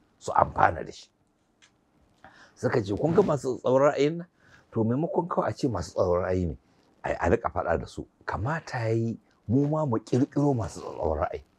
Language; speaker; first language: Hausa; native; Hausa